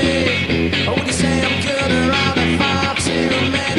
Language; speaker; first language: English; native; English